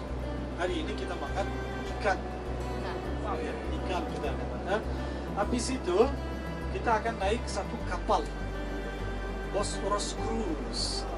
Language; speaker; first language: Indonesian; non-native, fluent; Turkish